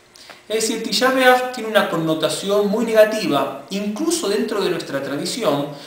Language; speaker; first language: Spanish; native; Spanish